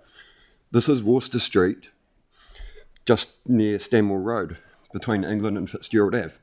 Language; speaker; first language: English; native; English